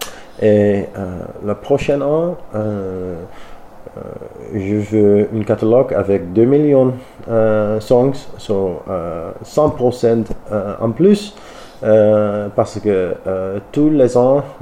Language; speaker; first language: French; non-native, learner; Dutch